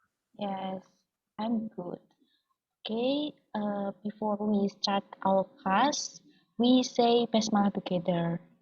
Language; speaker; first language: English; non-native, learner; Indonesian